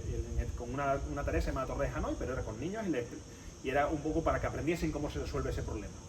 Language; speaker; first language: Spanish; native; Spanish